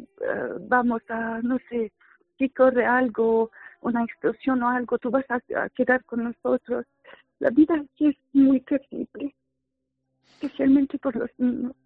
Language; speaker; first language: Spanish; non-native, fluent; Arabic